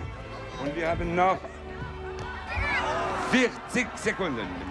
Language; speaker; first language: German; non-native, local second language; Italian